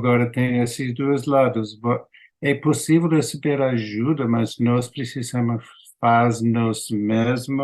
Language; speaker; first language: Portuguese; non-native, learner; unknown